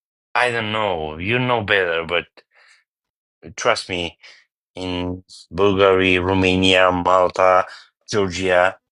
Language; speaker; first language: English; non-native, learner; Bulgarian